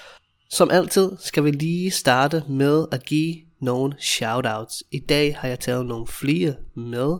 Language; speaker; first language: Danish; non-native, fluent; English